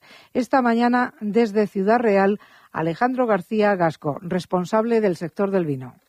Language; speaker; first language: Spanish; native; Spanish